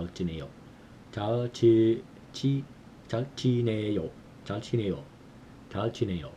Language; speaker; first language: Korean; non-native, learner; English